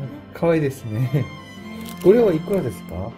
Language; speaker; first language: Japanese; non-native, learner; Korean